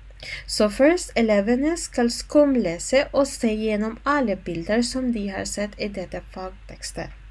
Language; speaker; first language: Norwegian; non-native, learner; Filipino